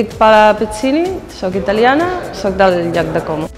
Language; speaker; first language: Catalan; non-native, fluent; Italian